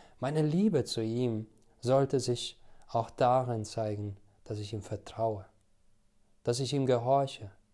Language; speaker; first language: German; non-native, fluent; Albanian